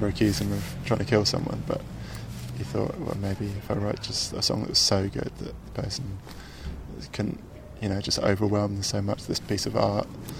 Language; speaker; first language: English; native; English